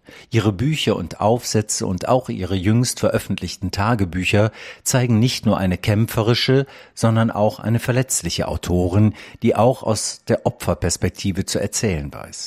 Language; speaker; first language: German; native; German